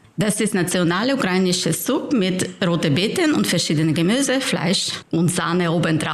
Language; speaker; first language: German; non-native, fluent; Ukrainian